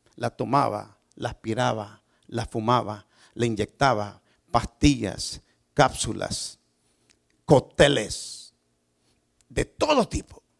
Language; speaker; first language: Spanish; native; Spanish